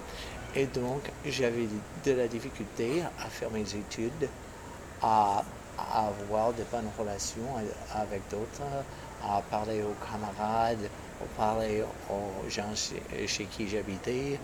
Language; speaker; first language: French; non-native, fluent; English